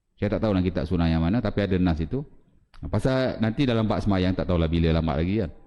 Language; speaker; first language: Malay; native; Malay